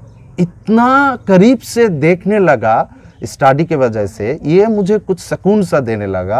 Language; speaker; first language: Hindi; non-native, fluent; Bangla